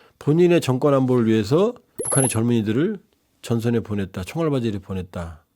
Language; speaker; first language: Korean; native; Korean